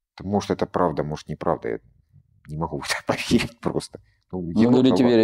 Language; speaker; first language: Russian; native; Russian